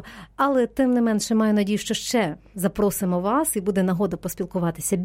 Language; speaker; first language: Ukrainian; native; Ukrainian